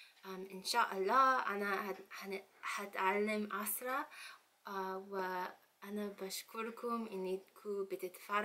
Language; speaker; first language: Arabic; non-native, learner; English